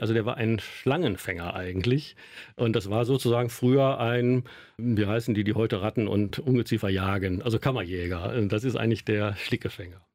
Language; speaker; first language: German; native; German